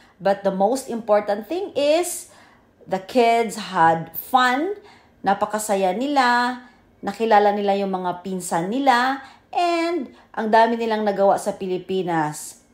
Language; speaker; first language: Filipino; non-native, local second language; Cebuano